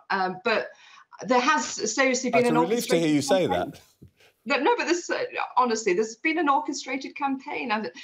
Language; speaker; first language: English; native; English